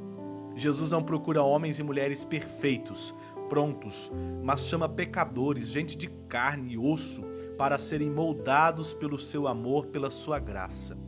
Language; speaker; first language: Portuguese; native; Portuguese